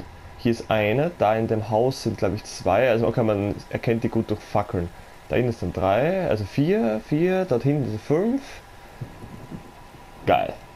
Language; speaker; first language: German; native; German